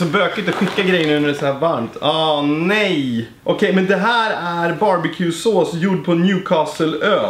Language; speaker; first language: Swedish; native; Swedish